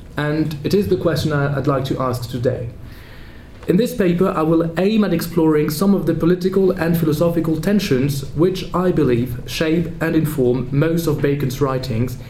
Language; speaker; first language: English; non-native, fluent; French